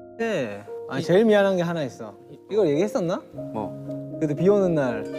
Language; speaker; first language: Korean; native; Korean